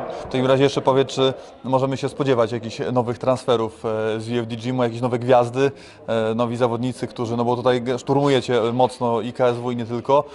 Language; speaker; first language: Polish; native; Polish